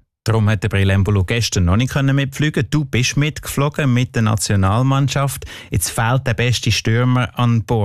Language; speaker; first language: German; native; German